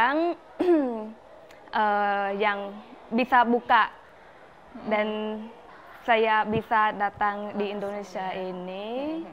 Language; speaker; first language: Indonesian; non-native, learner; Khmer